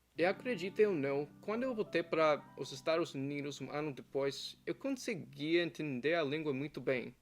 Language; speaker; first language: Portuguese; non-native, fluent; English